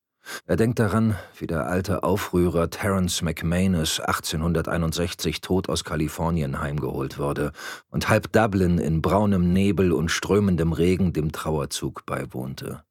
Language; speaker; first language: German; native; German